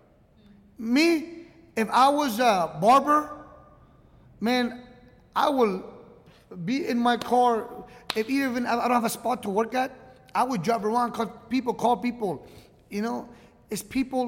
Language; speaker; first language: English; early bilingual, other home language; Arabic